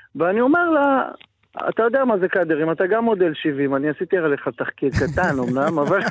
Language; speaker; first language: Hebrew; native; Hebrew